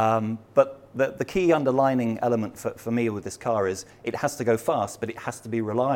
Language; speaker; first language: English; native; English